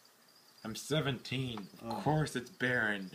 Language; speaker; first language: English; native; English